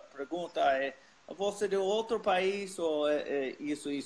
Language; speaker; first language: Portuguese; non-native, learner; English